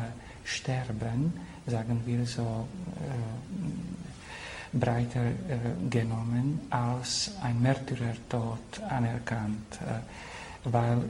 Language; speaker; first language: German; non-native, fluent; Slovak